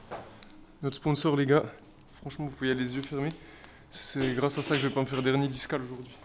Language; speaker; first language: French; native; French